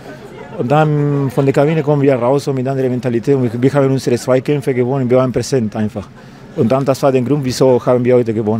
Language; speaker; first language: German; non-native, fluent; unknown